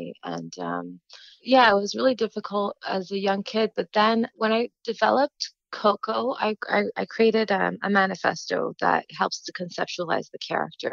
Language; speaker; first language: English; native; English